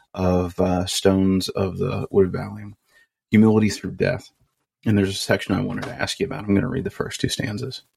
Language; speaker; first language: English; native; English